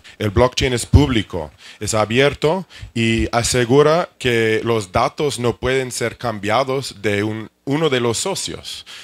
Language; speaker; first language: Spanish; non-native, fluent; English